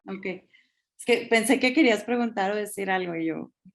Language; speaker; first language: Spanish; native; Spanish